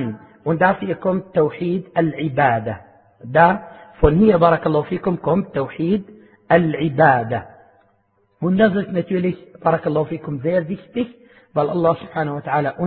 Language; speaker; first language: German; non-native, fluent; Arabic